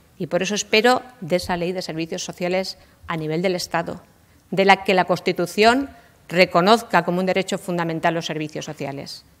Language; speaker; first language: Spanish; native; Spanish